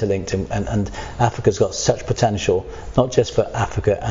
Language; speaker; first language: English; native; English